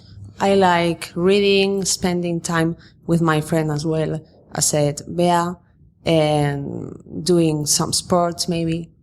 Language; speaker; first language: English; non-native, fluent; Spanish